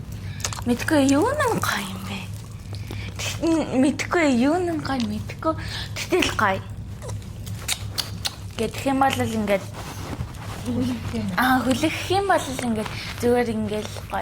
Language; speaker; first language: Mongolian; early bilingual, heritage; Mongolian